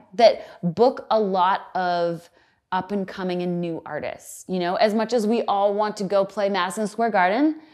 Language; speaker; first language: English; native; English